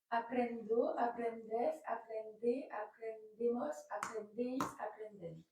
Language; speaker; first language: Spanish; non-native, learner; French